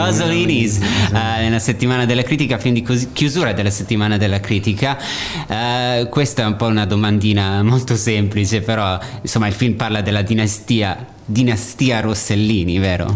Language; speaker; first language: Italian; native; Italian